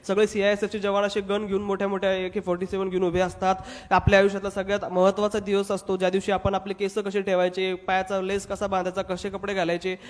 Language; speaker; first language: Marathi; non-native, local second language; Hindi